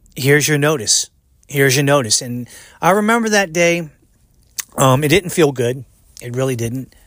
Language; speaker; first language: English; native; English